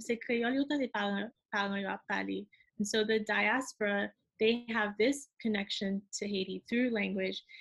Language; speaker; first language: English; early bilingual, other home language; Haitian Creole